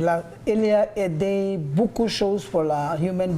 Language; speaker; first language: French; non-native, learner; Bangla